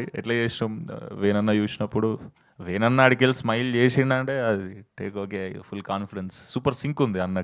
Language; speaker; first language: Telugu; native; Telugu